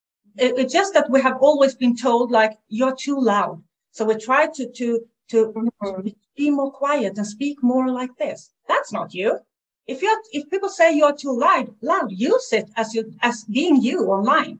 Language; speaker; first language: English; non-native, fluent; Swedish